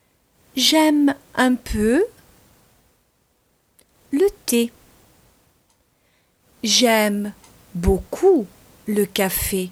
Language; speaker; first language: French; non-native, fluent; English